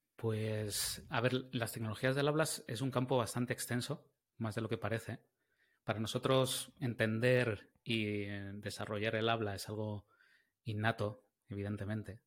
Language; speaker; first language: Spanish; native; Spanish